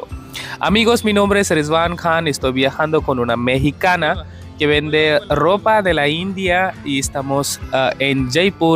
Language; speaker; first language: Spanish; non-native, learner; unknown